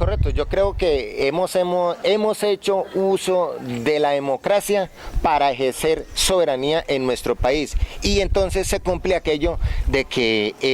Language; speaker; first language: Spanish; native; Spanish